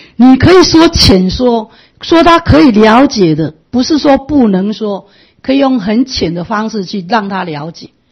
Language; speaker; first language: Chinese; non-native, local second language; Min Nan Chinese